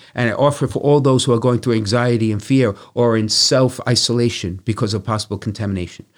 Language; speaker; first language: English; native; English